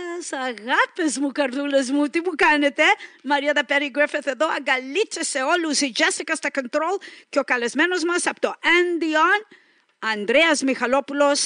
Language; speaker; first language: Greek; early bilingual, heritage; Greek